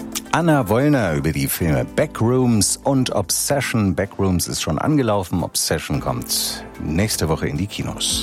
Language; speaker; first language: German; native; German